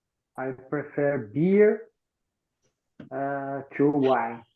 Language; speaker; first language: English; non-native, learner; Portuguese